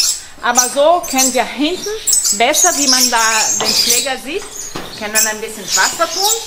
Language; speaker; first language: German; non-native, learner; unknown